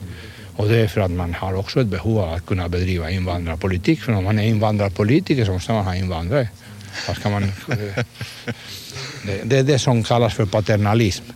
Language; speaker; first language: Swedish; non-native, fluent; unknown